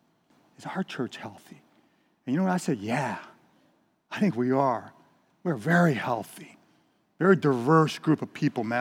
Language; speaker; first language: English; native; English